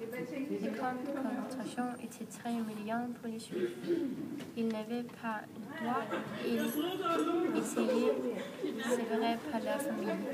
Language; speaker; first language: French; non-native, learner; Danish